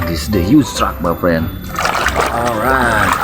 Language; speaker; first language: English; non-native, learner; Indonesian